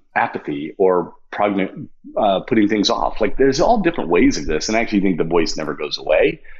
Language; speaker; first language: English; native; English